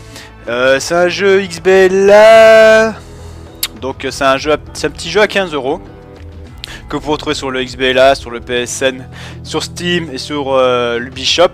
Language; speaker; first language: French; native; French